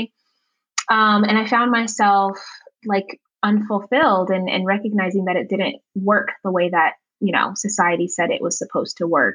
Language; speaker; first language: English; native; English